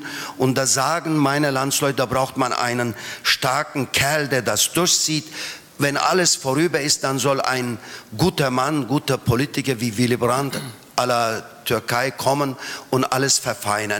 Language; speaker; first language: German; non-native, fluent; Turkish